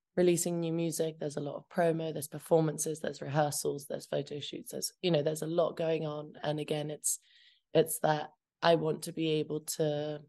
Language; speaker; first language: English; early bilingual, other home language; Albanian